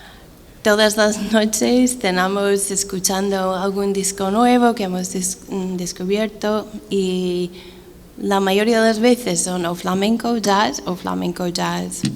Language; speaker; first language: Spanish; non-native, fluent; English